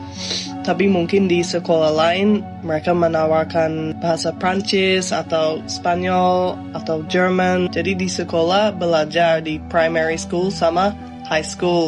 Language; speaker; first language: Indonesian; non-native, fluent; English